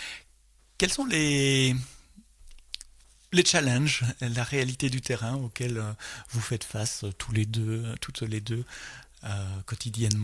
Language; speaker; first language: French; native; French